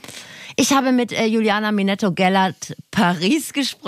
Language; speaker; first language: German; native; German